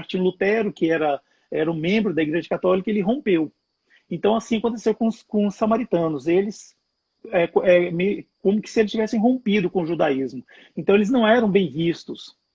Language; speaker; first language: Portuguese; native; Portuguese